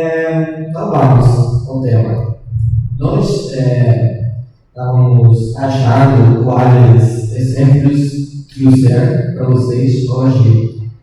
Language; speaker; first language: Portuguese; non-native, learner; Spanish